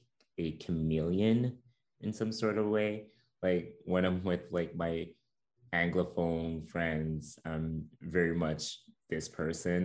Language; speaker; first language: English; non-native, fluent; French